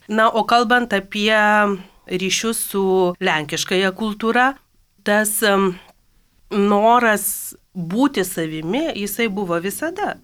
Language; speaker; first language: Lithuanian; native; Lithuanian